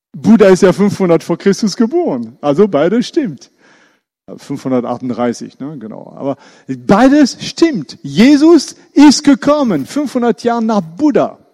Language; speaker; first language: German; non-native, fluent; French